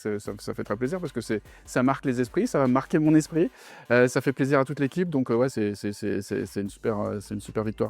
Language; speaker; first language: French; native; French